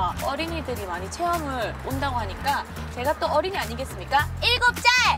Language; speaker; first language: Korean; native; Korean